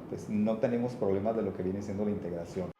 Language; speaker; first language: Spanish; native; Spanish